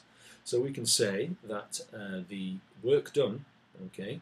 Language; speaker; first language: English; native; English